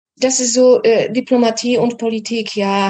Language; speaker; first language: German; non-native, fluent; Polish